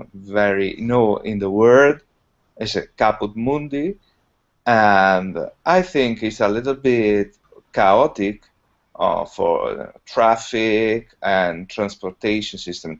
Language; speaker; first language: English; non-native, learner; Italian